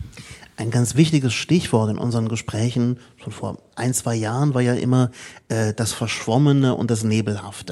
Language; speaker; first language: German; native; German